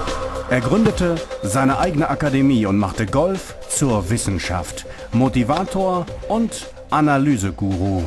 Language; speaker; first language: German; native; German